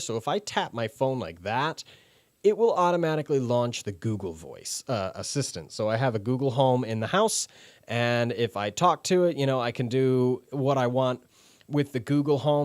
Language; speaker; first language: English; native; English